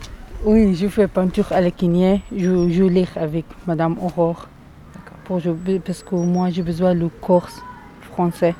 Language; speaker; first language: French; non-native, learner; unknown